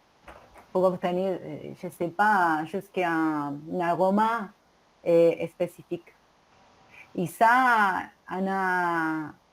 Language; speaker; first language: French; non-native, learner; Spanish